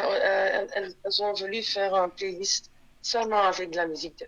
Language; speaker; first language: French; non-native, local second language; Dutch